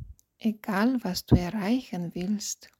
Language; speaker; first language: German; non-native, fluent; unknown